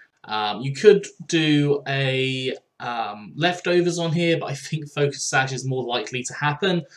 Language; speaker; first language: English; native; English